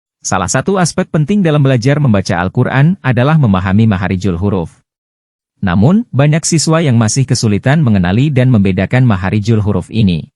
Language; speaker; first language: Indonesian; native; Indonesian